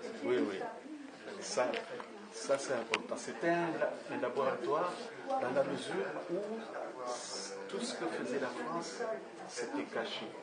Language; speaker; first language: French; non-native, local second language; Comorian